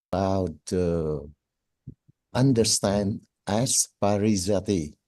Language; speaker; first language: English; non-native, learner; Vietnamese